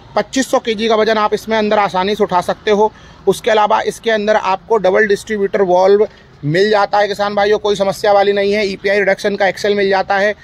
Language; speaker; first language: Hindi; native; Hindi